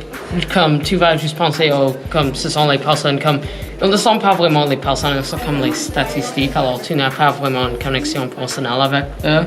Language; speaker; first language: French; non-native, learner; English